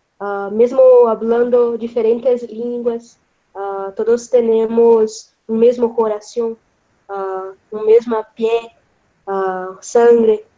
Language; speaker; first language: Portuguese; non-native, fluent; Spanish